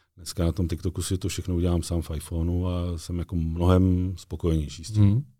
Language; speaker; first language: Czech; native; Czech